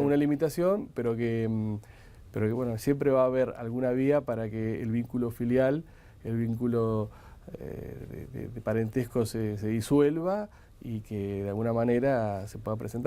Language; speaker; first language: Spanish; native; Spanish